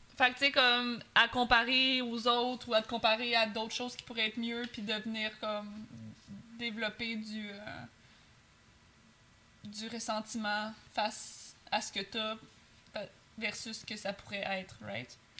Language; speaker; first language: French; native; French